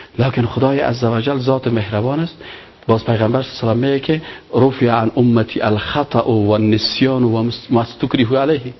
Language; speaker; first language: Persian; native; Persian